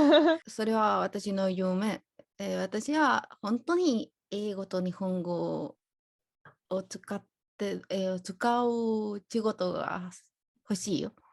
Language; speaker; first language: Japanese; non-native, learner; Spanish